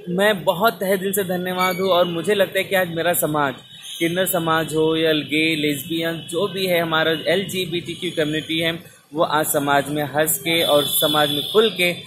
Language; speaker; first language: Hindi; non-native, local second language; Marathi